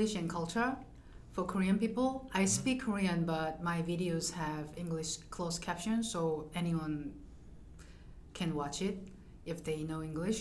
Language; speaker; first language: English; non-native, fluent; Korean